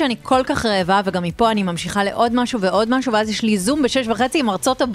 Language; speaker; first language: Hebrew; native; Hebrew